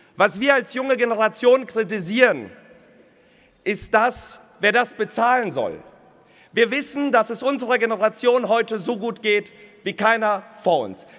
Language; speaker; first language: German; early bilingual, other home language; Polish